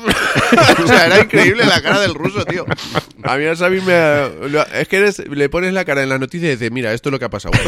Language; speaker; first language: Spanish; native; Spanish